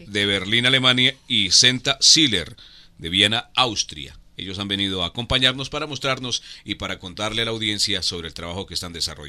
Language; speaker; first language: Spanish; native; Spanish